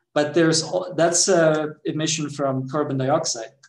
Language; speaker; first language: English; non-native, fluent; Swedish